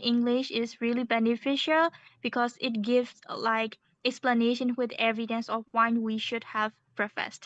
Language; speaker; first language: English; non-native, learner; Indonesian